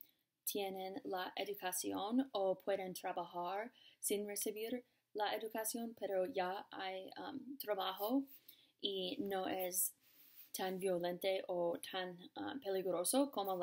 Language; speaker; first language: Spanish; non-native, learner; English